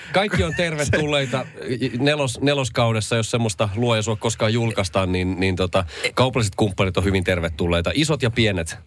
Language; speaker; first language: Finnish; early bilingual, other home language; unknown